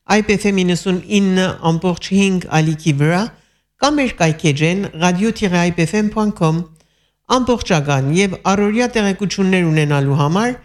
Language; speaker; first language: Armenian; early bilingual, heritage; Armenian